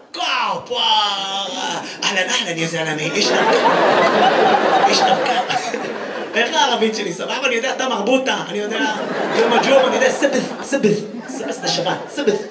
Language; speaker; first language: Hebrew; native; Hebrew